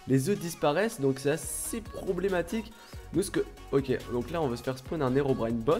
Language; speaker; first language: French; native; French